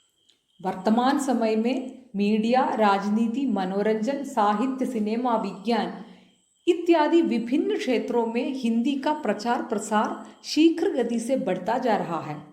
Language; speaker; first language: Hindi; non-native, local second language; Malayalam